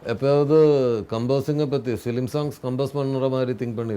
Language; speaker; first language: Tamil; non-native, fluent; Malayalam